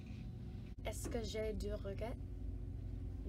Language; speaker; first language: French; non-native, learner; English